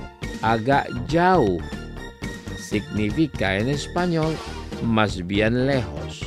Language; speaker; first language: Spanish; non-native, fluent; Indonesian